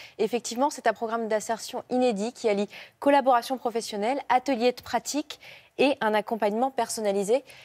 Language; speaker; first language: French; native; French